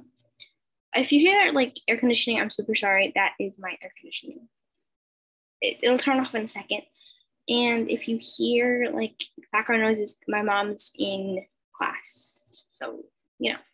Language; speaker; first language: English; non-native, fluent; Spanish